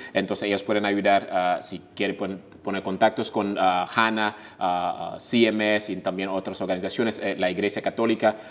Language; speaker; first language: Spanish; non-native, fluent; Haitian Creole